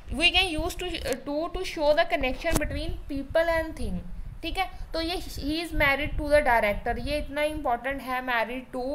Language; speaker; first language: Hindi; non-native, local second language; Punjabi